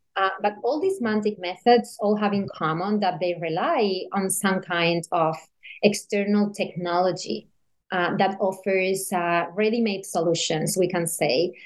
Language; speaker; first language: English; non-native, fluent; Spanish